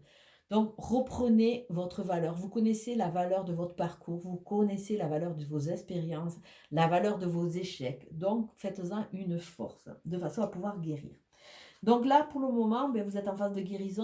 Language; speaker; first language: French; native; French